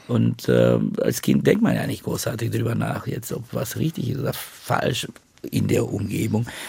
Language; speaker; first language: German; non-native, fluent; Bulgarian